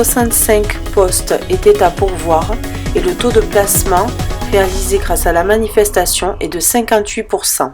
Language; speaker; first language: French; native; French